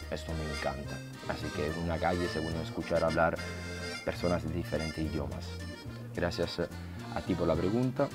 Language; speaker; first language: Spanish; non-native, fluent; Italian